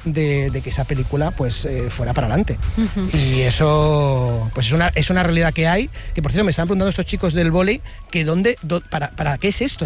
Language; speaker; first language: Spanish; native; Spanish